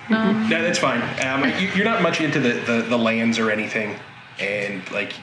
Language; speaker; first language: English; native; English